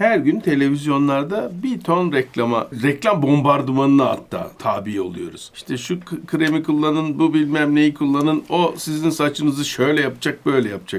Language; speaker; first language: Turkish; native; Turkish